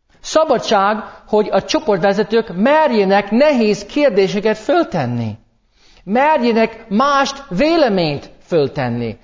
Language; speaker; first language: Hungarian; non-native, fluent; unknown